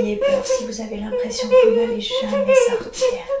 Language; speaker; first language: French; native; French